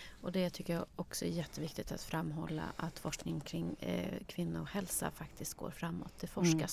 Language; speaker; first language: Swedish; native; Swedish